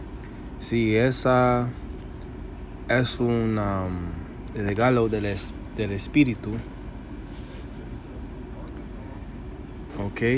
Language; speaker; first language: Spanish; non-native, learner; English